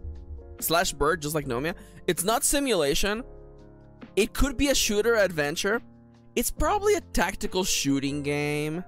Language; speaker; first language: English; native; English